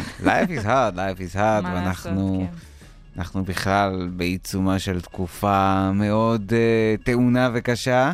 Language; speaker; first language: Hebrew; native; Hebrew